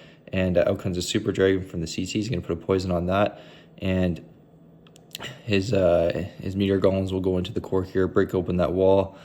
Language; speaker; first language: English; native; English